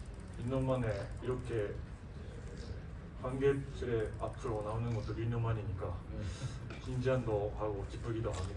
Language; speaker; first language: Korean; non-native, fluent; Japanese